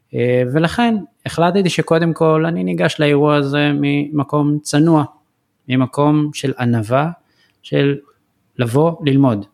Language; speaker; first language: Hebrew; early bilingual, other home language; Amharic